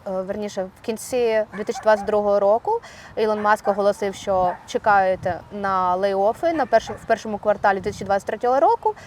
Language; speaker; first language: Ukrainian; non-native, local second language; Russian